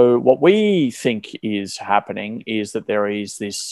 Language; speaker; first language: English; native; English